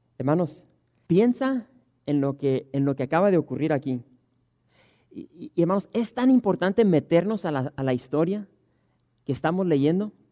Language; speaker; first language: Spanish; early bilingual, heritage; Spanish